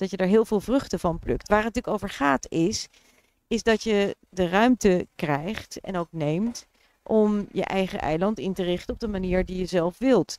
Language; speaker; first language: Dutch; native; Dutch